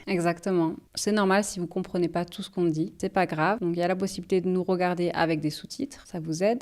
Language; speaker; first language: French; native; French